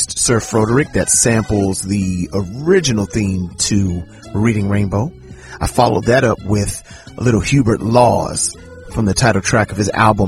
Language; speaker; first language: English; native; English